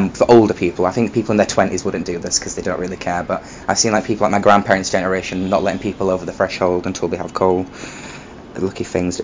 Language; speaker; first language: English; native; English